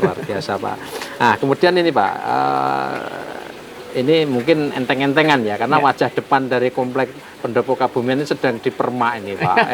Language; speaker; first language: Indonesian; native; Indonesian